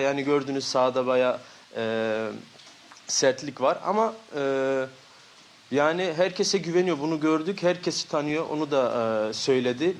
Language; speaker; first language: Turkish; early bilingual, heritage; Turkish